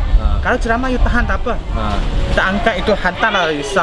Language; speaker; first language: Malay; non-native, local second language; Cantonese